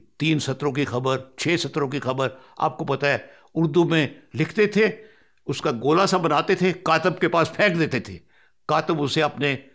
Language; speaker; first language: Urdu; non-native, local second language; Punjabi